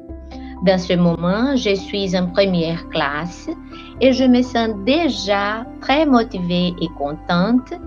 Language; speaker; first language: French; non-native, learner; Portuguese